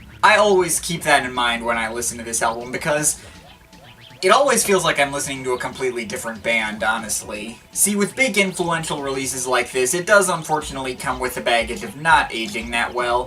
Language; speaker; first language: English; native; English